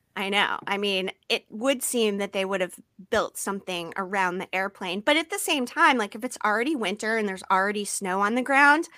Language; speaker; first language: English; native; English